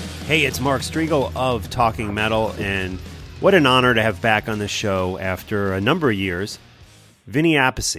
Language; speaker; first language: English; native; English